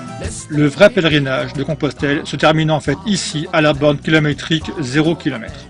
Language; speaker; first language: French; native; French